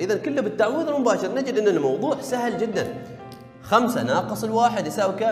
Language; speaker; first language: Arabic; native; Arabic